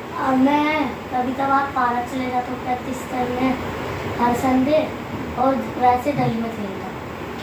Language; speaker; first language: Hindi; native; Hindi